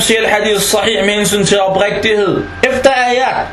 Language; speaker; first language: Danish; non-native, fluent; Arabic